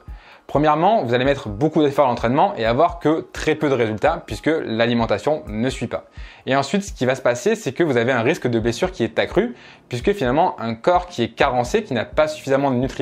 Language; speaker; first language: French; native; French